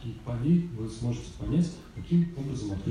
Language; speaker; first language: Russian; native; Russian